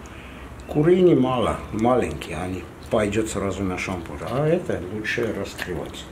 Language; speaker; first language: Russian; non-native, fluent; Armenian